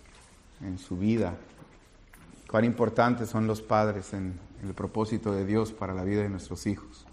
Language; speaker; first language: Spanish; native; Spanish